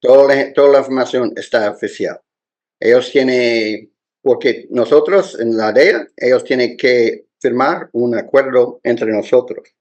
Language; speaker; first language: Spanish; non-native, learner; English